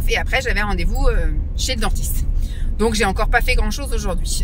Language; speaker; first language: French; native; French